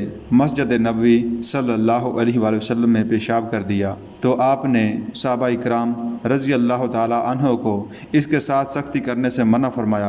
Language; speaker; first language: Urdu; native; Urdu